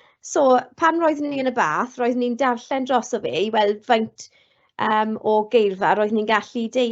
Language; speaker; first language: Welsh; non-native, local second language; English